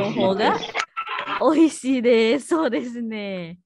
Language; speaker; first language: Japanese; non-native, fluent; Indonesian